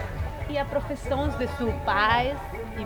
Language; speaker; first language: Portuguese; non-native, fluent; Spanish